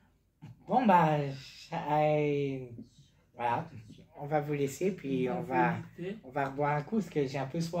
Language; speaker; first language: French; native; French